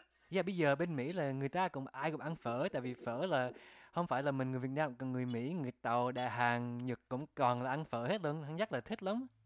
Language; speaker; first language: Vietnamese; early bilingual, heritage; Vietnamese